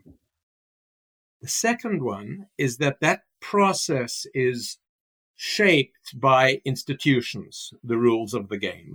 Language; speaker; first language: English; native; English